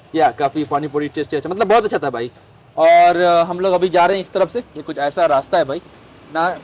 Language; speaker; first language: Hindi; native; Hindi